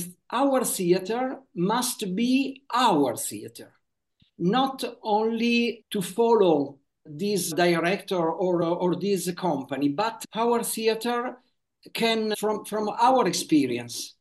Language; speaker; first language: English; non-native, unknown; Italian